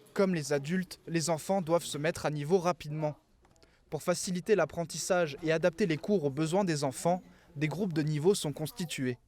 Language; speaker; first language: French; native; French